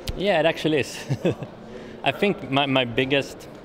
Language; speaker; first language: English; non-native, fluent; Swedish